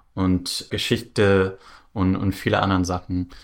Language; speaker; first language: German; non-native, fluent; English